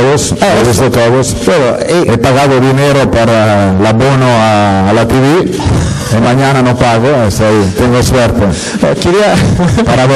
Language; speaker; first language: Spanish; non-native, fluent; Italian